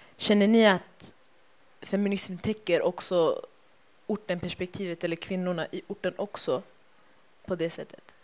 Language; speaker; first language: Swedish; native; Swedish